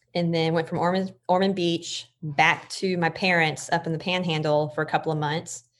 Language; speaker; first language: English; native; English